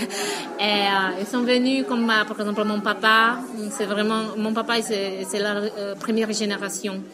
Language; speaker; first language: French; non-native, fluent; Vietnamese